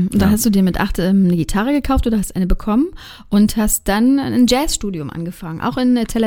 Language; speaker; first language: German; native; German